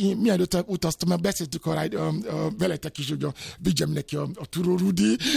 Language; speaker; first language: Hungarian; non-native, fluent; Yoruba